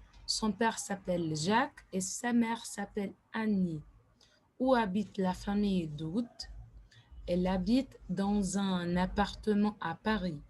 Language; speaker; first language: French; non-native, fluent; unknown